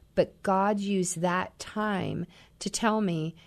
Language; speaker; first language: English; native; English